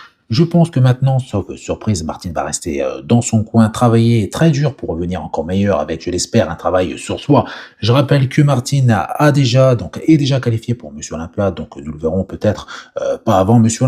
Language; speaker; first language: French; native; French